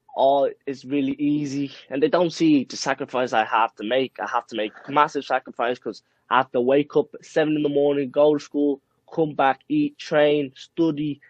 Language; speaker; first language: English; early bilingual, other home language; Spanish